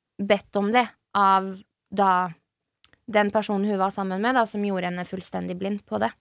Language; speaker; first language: Norwegian; early bilingual, other home language; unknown